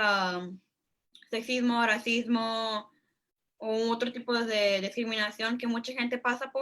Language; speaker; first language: Spanish; early bilingual, heritage; Spanish